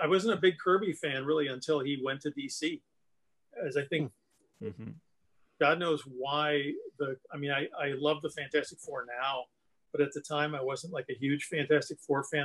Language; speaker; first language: English; native; English